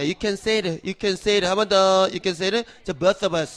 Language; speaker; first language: English; non-native, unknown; Korean